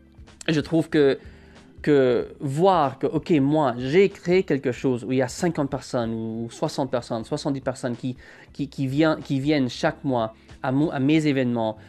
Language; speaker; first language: French; non-native, fluent; English